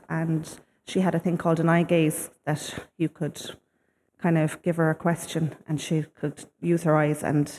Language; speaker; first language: English; native; English